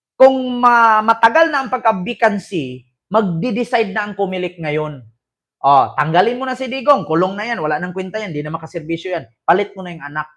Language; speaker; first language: Filipino; non-native, local second language; Cebuano